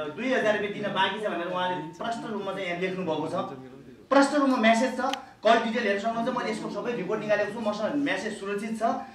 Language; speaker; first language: Nepali; native; Nepali